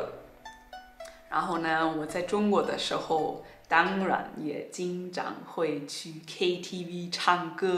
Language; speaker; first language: Chinese; non-native, fluent; German